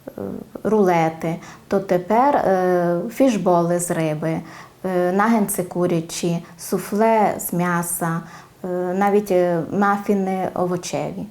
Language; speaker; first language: Ukrainian; native; Ukrainian